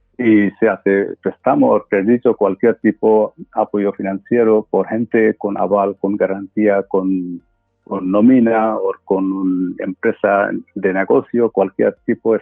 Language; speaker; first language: Spanish; non-native, fluent; Bangla